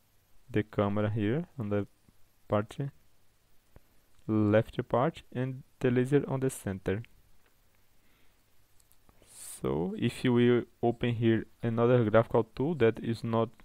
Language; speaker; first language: English; non-native, fluent; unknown